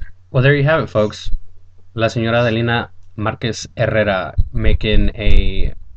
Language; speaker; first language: English; early bilingual, other home language; Spanish